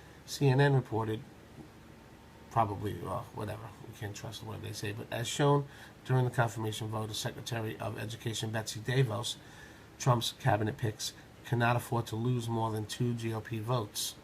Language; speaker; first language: English; native; English